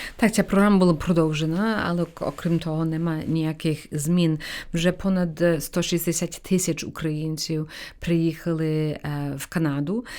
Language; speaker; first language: Ukrainian; early bilingual, heritage; Ukrainian